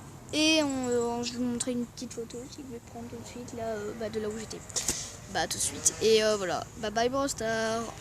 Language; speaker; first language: French; native; French